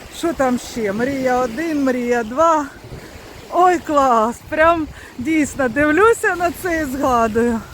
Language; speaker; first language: Ukrainian; non-native, local second language; Russian